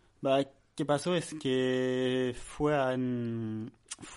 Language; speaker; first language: Spanish; non-native, learner; French